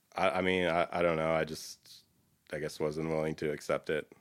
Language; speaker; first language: English; native; English